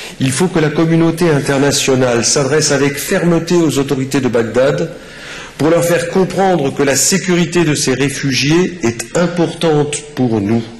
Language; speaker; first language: French; native; French